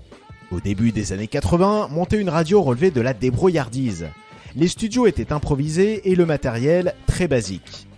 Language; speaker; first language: French; native; French